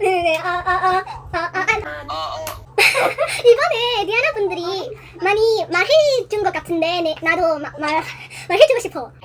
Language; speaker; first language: Korean; non-native, learner; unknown